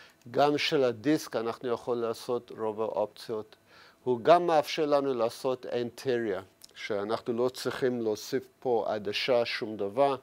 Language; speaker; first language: Hebrew; non-native, fluent; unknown